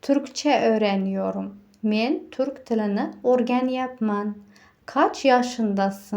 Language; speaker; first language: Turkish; non-native, fluent; Uzbek